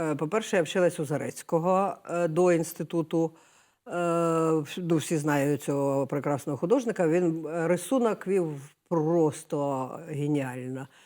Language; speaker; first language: Ukrainian; native; Ukrainian